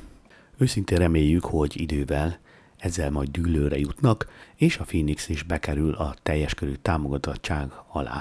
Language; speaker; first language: Hungarian; native; Hungarian